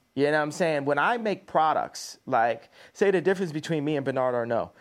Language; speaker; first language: English; native; English